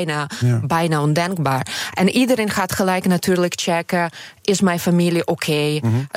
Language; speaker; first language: Dutch; non-native, fluent; Ukrainian